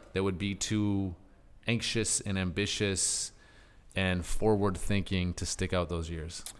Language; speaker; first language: English; native; English